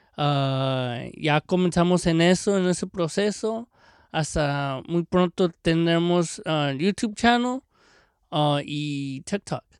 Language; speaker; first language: Spanish; early bilingual, heritage; Spanish